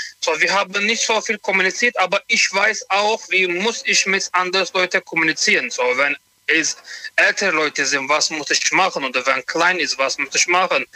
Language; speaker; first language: German; non-native, learner; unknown